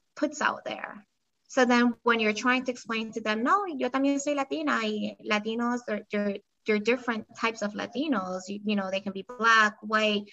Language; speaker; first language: English; non-native, fluent; Spanish